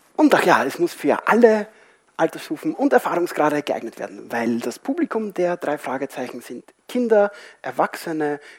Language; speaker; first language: German; non-native, fluent; Spanish